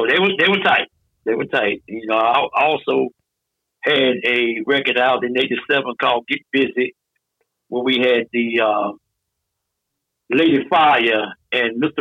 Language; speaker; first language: English; native; English